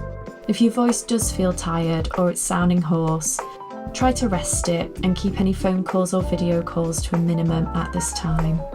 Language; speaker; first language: English; native; English